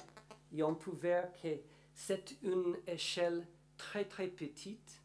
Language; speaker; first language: French; non-native, learner; English